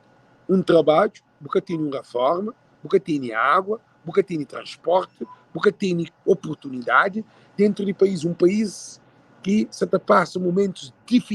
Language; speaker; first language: Portuguese; non-native, local second language; Kabuverdianu